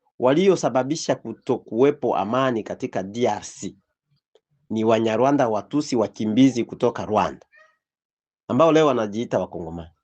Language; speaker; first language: Swahili; native; Swahili